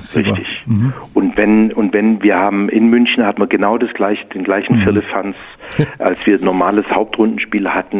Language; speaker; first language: German; native; German